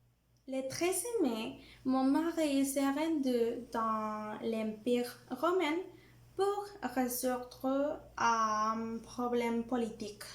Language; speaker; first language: French; non-native, learner; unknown